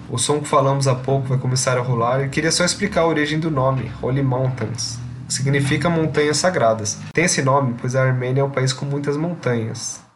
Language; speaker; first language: Portuguese; native; Portuguese